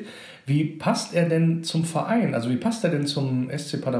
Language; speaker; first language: German; native; German